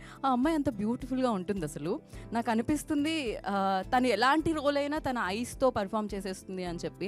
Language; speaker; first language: Telugu; native; Telugu